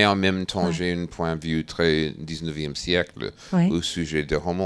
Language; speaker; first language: French; non-native, fluent; English